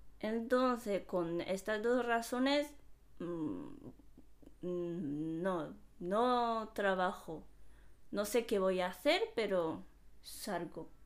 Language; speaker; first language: Spanish; non-native, fluent; Japanese